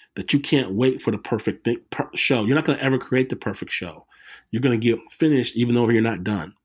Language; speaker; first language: English; native; English